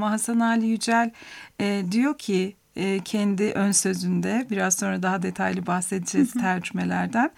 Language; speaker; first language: Turkish; native; Turkish